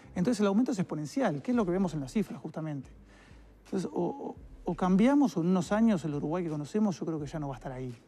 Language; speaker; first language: Spanish; native; Spanish